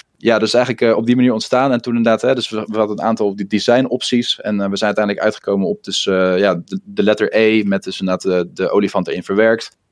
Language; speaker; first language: Dutch; early bilingual, other home language; Russian